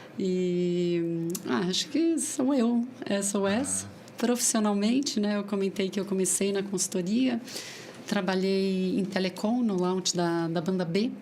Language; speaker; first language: Portuguese; native; Portuguese